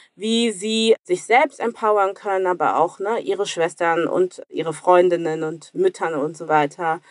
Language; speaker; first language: German; native; German